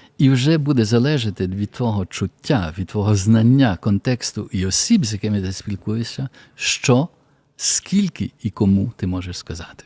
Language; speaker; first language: Ukrainian; early bilingual, heritage; Ukrainian